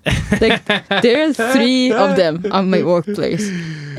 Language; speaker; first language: English; non-native, fluent; Japanese